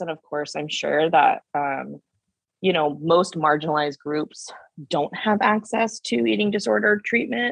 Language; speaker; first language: English; native; English